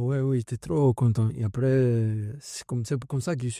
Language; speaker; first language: French; non-native, fluent; Spanish